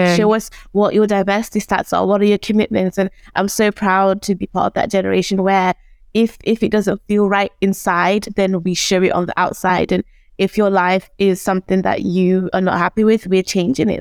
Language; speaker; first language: English; early bilingual, other home language; Shona